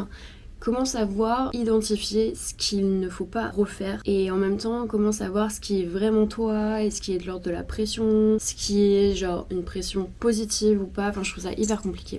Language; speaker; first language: French; native; French